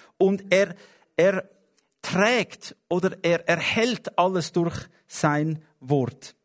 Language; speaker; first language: German; non-native, fluent; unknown